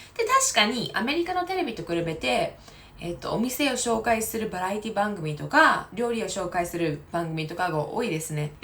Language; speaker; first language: Japanese; non-native, fluent; English